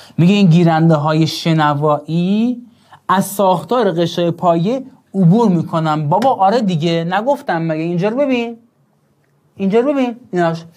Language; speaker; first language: Persian; non-native, local second language; Azerbaijani